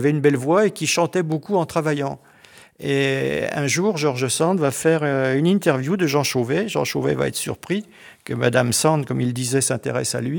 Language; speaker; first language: French; native; French